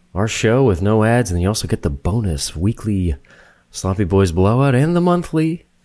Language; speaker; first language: English; native; English